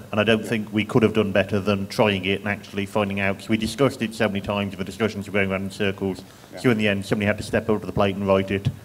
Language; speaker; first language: English; native; English